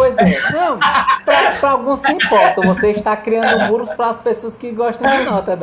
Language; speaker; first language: Portuguese; native; Portuguese